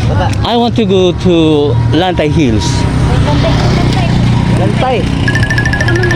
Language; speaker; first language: English; early bilingual, heritage; English